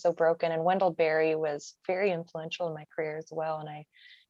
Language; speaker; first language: English; native; English